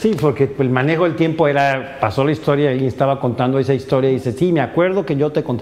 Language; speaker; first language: Spanish; native; Spanish